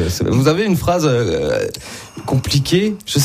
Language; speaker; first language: French; native; French